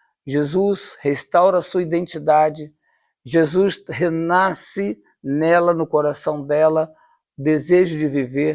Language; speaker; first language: Portuguese; native; Portuguese